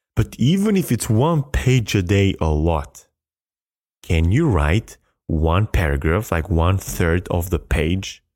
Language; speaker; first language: English; non-native, fluent; Albanian